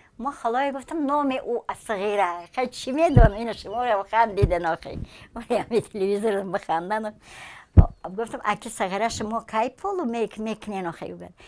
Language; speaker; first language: Tajik; non-native, local second language; Russian